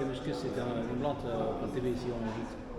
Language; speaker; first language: French; non-native, fluent; Arabic